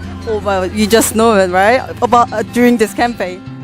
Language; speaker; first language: English; non-native, learner; Korean